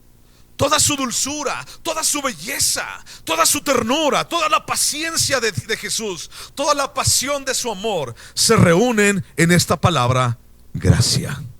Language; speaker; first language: Spanish; native; Spanish